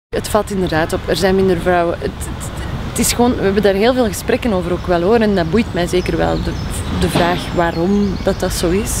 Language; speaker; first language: Dutch; native; Dutch